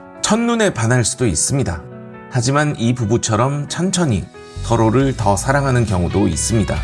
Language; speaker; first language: Korean; native; Korean